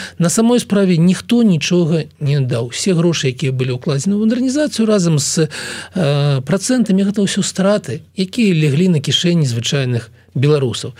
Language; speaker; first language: Belarusian; non-native, local second language; Russian